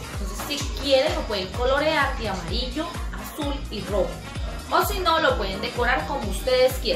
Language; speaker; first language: Spanish; native; Spanish